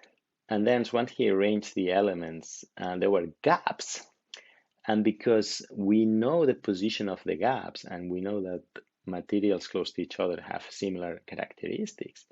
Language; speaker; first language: English; non-native, fluent; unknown